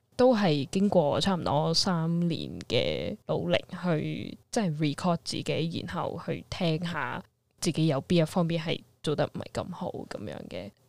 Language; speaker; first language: Cantonese; early bilingual, heritage; Cantonese